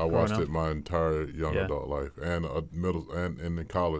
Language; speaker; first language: English; native; English